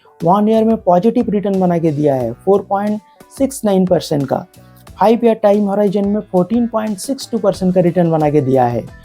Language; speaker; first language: Hindi; non-native, local second language; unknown